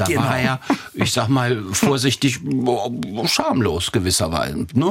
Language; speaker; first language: German; native; German